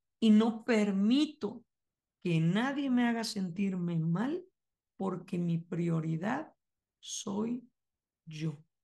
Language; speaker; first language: Spanish; native; Spanish